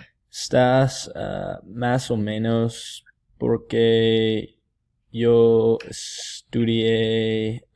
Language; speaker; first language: Spanish; non-native, learner; English